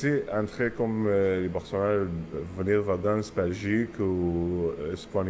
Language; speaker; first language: French; non-native, learner; Arabic